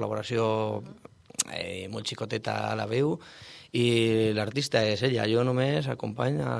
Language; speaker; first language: Catalan; non-native, learner; Spanish